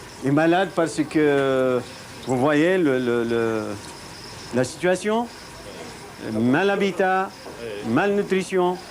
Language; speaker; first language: French; non-native, learner; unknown